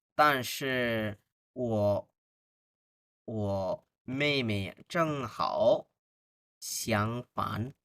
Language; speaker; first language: Chinese; non-native, fluent; Bangla